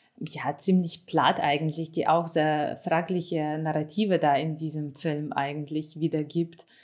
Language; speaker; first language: German; non-native, fluent; Ukrainian